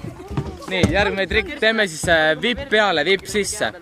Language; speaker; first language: Estonian; native; Estonian